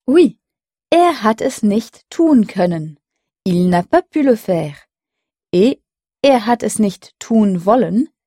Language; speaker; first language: German; non-native, fluent; French